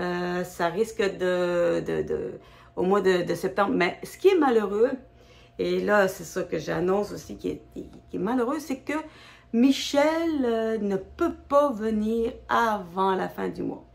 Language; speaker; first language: French; native; French